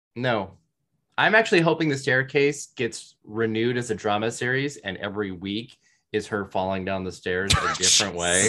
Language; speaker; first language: English; native; English